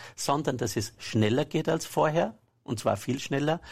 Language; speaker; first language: German; native; German